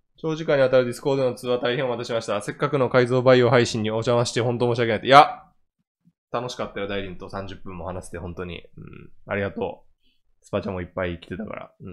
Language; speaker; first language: Japanese; native; Japanese